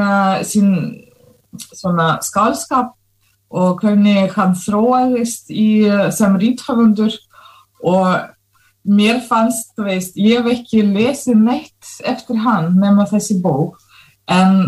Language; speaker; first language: Icelandic; non-native, fluent; Russian